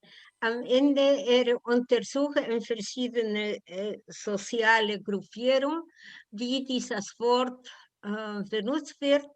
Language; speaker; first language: German; non-native, learner; Spanish